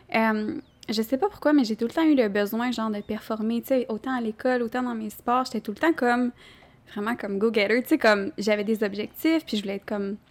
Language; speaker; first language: French; native; French